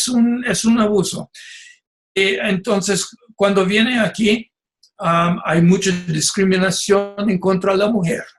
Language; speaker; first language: Spanish; non-native, fluent; English